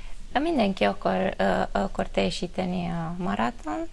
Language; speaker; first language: Hungarian; non-native, fluent; Romanian